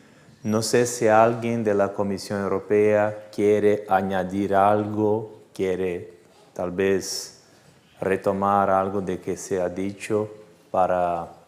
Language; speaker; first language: Spanish; non-native, fluent; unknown